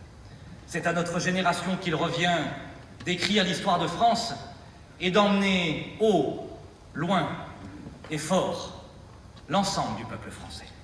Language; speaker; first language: French; native; French